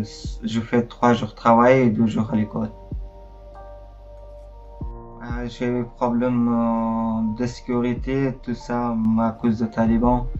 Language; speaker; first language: French; non-native, learner; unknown